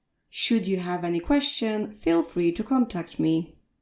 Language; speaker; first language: English; non-native, fluent; Polish